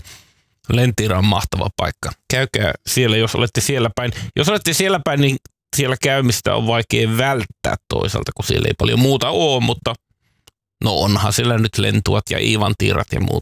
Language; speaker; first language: Finnish; native; Finnish